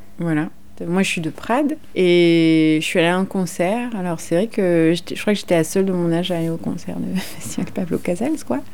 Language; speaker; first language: French; native; French